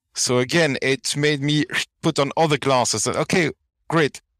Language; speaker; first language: English; non-native, fluent; French